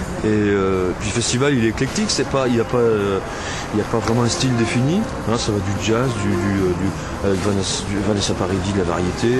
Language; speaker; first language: French; native; French